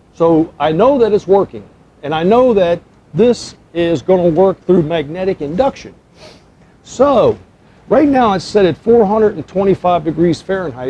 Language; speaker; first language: English; native; English